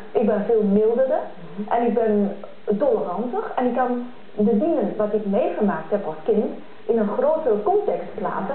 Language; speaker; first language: Dutch; non-native, fluent; Chinese